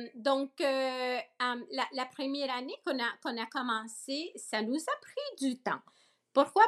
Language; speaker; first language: French; early bilingual, other home language; Spanish